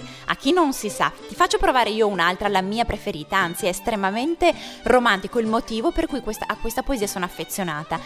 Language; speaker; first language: Italian; native; Italian